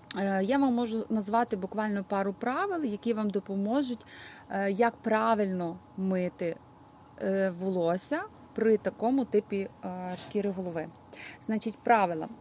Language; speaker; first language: Ukrainian; native; Ukrainian